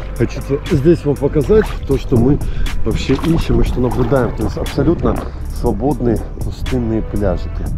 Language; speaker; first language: Russian; native; Russian